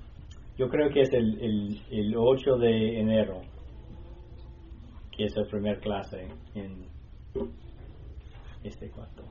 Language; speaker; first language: Spanish; non-native, learner; English